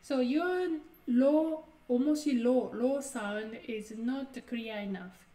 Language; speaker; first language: English; non-native, fluent; Japanese